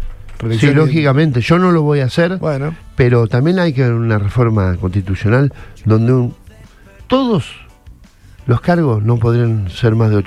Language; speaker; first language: Spanish; native; Spanish